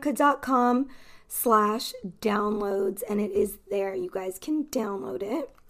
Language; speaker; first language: English; native; English